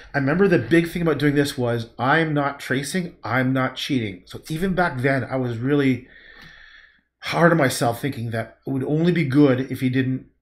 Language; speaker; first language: English; native; English